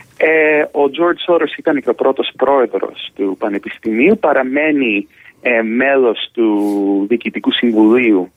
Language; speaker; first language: Greek; early bilingual, heritage; Greek